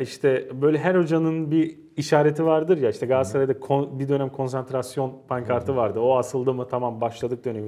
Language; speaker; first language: Turkish; native; Turkish